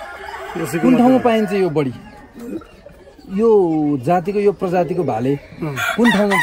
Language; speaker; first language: Nepali; native; Nepali